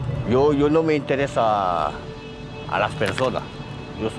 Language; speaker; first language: Spanish; non-native, learner; French